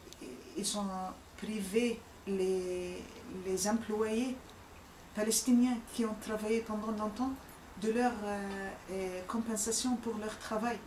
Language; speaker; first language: French; non-native, fluent; Arabic